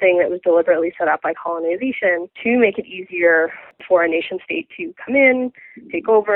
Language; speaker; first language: English; native; English